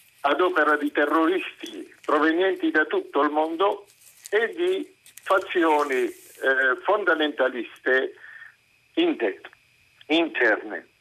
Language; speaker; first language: Italian; non-native, fluent; Arabic